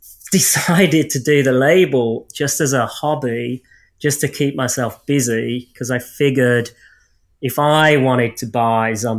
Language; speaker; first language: English; native; English